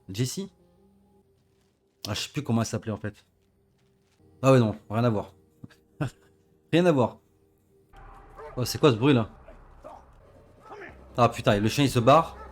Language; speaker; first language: French; native; French